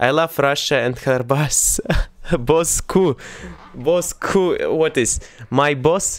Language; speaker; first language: English; non-native, learner; Russian